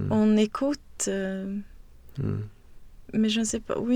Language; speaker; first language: French; non-native, fluent; Swedish